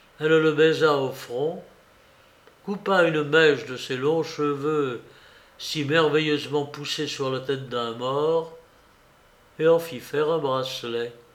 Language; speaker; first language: French; native; French